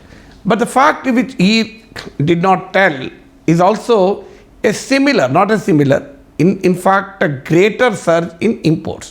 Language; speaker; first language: English; non-native, local second language; Telugu